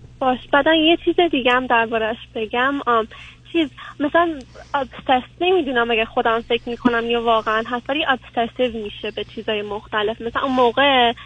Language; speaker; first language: Persian; early bilingual, heritage; Persian